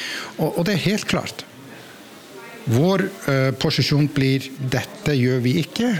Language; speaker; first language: Norwegian; non-native, fluent; Icelandic